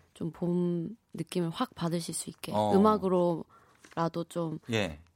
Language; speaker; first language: Korean; native; Korean